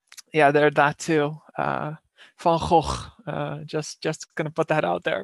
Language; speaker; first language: English; non-native, fluent; Dutch